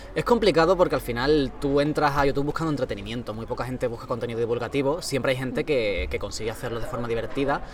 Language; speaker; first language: Spanish; native; Spanish